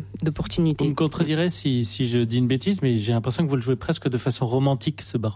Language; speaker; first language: French; native; French